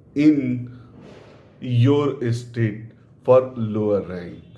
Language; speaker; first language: English; non-native, local second language; Hindi